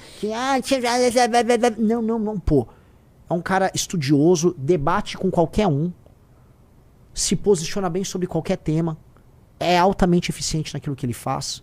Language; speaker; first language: Portuguese; native; Portuguese